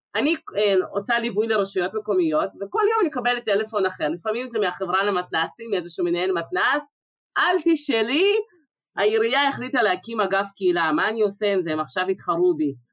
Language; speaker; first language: Hebrew; early bilingual, other home language; Russian